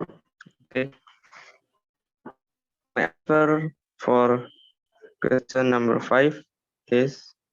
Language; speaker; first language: English; non-native, learner; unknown